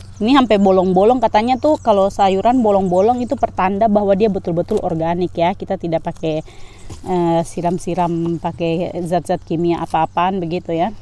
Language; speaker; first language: Indonesian; native; Indonesian